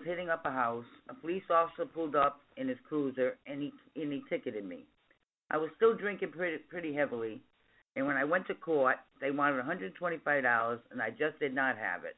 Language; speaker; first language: English; native; English